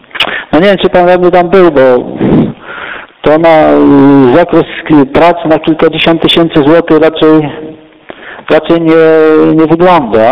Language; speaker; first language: Polish; native; Polish